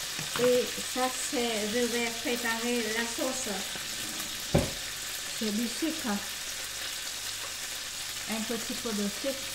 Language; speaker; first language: French; non-native, learner; Vietnamese